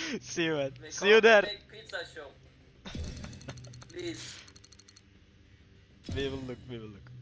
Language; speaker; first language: English; non-native, learner; Turkish